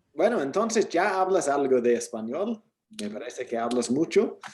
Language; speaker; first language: Spanish; non-native, fluent; English